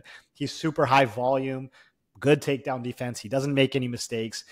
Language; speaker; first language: English; native; English